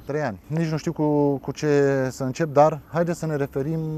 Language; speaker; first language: Romanian; native; Romanian